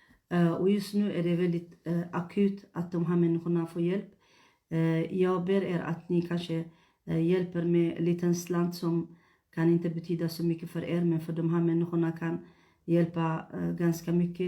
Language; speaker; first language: Swedish; non-native, fluent; Tigrinya